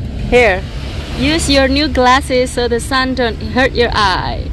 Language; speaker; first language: English; non-native, fluent; Javanese